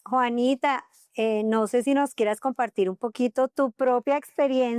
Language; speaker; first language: Spanish; native; Spanish